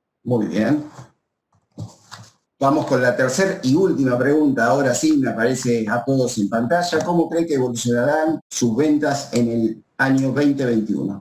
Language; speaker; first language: Spanish; native; Spanish